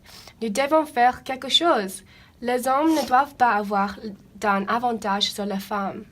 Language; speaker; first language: French; non-native, learner; English